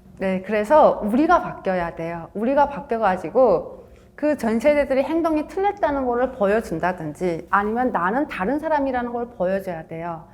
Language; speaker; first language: Korean; native; Korean